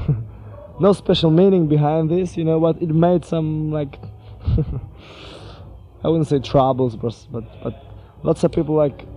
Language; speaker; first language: English; non-native, fluent; Polish